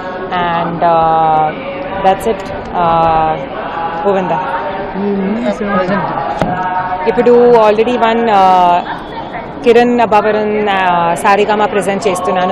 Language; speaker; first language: Telugu; non-native, learner; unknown